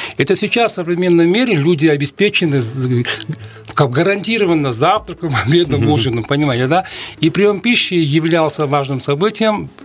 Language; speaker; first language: Russian; non-native, local second language; Uzbek